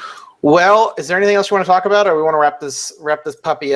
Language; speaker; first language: English; native; English